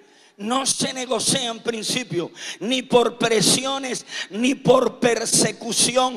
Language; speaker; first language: Spanish; native; Spanish